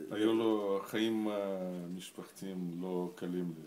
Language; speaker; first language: Hebrew; non-native, fluent; Russian